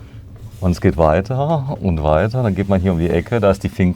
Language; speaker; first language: German; native; German